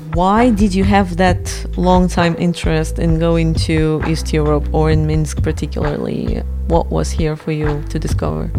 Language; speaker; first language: English; non-native, fluent; Russian